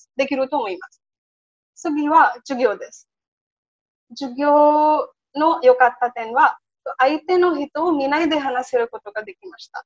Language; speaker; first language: Japanese; non-native, learner; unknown